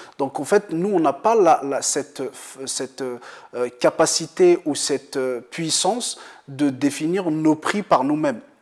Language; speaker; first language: French; non-native, local second language; Kabyle